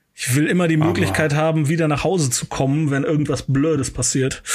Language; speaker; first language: German; native; German